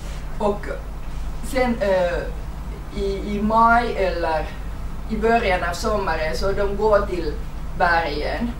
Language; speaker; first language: Swedish; non-native, fluent; Finnish